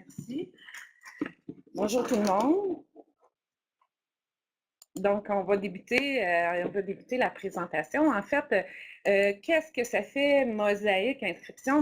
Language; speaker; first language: French; native; French